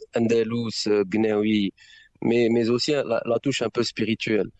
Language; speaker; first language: French; non-native, local second language; Arabic